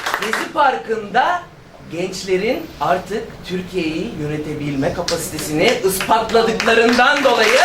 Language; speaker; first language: Turkish; native; Turkish